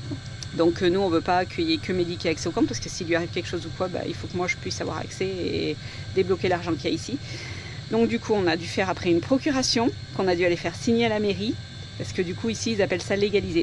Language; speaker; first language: French; native; French